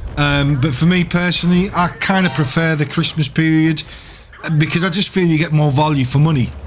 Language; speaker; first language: English; native; English